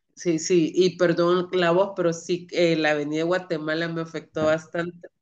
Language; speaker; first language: Spanish; native; Spanish